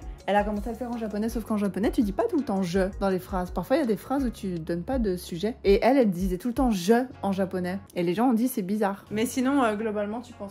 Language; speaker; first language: French; native; French